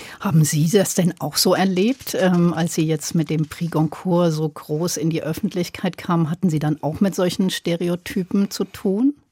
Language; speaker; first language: German; native; German